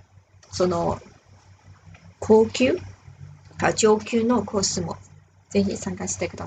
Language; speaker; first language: Japanese; non-native, fluent; Chinese